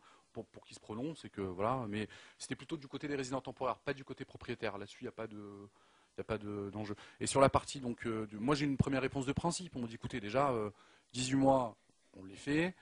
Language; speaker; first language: French; native; French